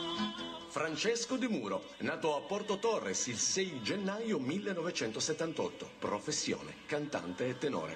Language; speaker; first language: Italian; native; Italian